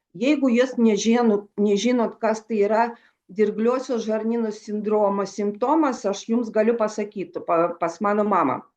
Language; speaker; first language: Lithuanian; non-native, local second language; Russian